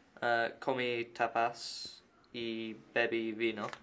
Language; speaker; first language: Spanish; non-native, learner; English